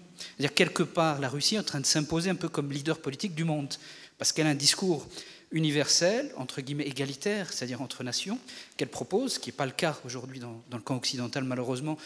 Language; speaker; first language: French; native; French